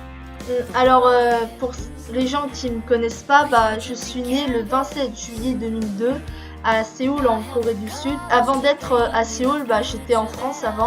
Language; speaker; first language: French; early bilingual, other home language; Korean